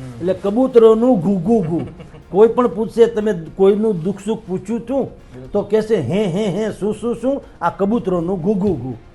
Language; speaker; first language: Gujarati; native; Gujarati